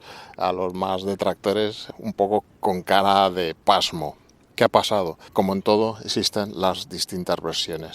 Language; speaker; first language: Spanish; native; Spanish